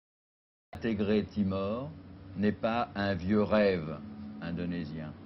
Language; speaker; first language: French; native; French